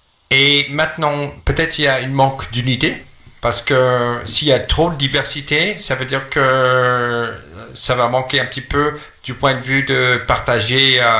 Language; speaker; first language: French; non-native, fluent; English